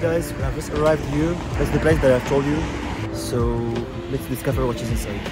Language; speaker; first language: English; non-native, fluent; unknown